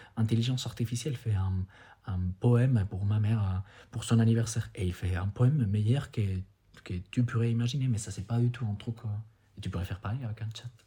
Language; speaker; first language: French; non-native, fluent; Spanish